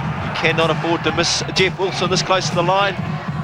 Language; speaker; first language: English; native; English